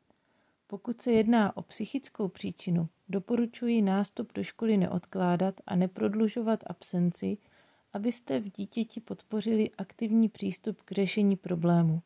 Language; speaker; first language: Czech; native; Czech